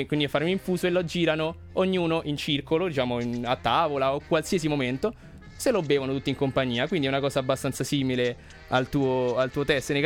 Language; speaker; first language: Italian; native; Italian